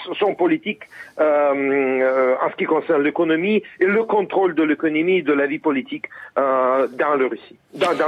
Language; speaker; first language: French; non-native, fluent; Russian